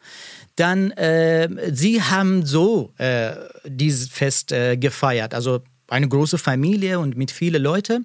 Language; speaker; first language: German; non-native, learner; Persian